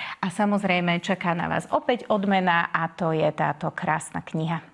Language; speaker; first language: Slovak; native; Slovak